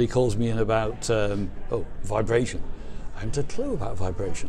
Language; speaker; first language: English; native; English